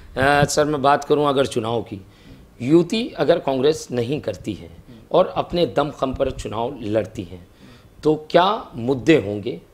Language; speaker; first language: Hindi; non-native, local second language; Marathi